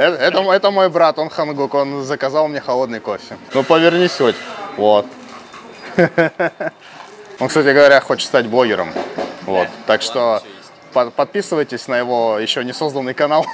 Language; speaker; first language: Russian; native; Russian